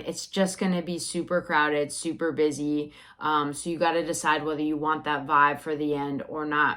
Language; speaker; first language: English; native; English